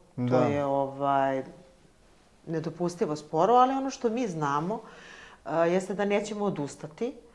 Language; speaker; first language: Serbian; native; Serbian